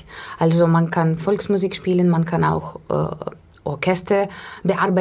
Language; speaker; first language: German; non-native, fluent; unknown